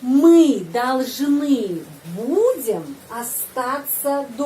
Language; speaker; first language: Russian; non-native, fluent; Indonesian